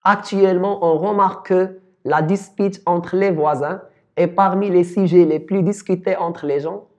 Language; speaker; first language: French; non-native, local second language; Arabic